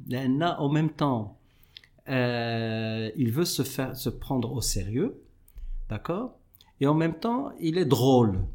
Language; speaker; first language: French; non-native, local second language; Arabic